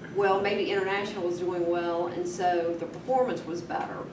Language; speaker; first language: English; native; English